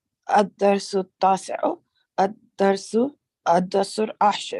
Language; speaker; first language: Arabic; non-native, learner; English